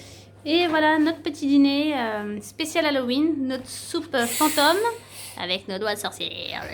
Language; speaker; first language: French; native; French